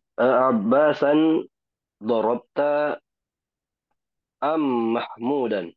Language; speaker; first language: Arabic; non-native, learner; Indonesian